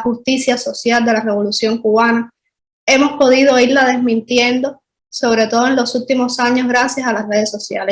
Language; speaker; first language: Spanish; native; Spanish